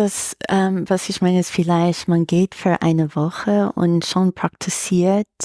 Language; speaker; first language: German; non-native, fluent; English